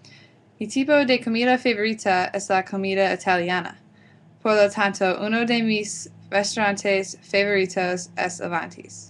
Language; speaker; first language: Spanish; non-native, learner; English